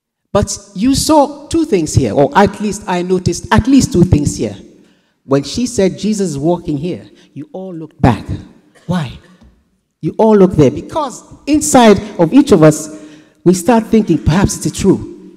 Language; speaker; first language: English; native; English